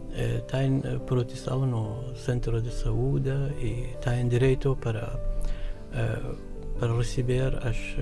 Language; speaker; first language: Portuguese; non-native, fluent; Arabic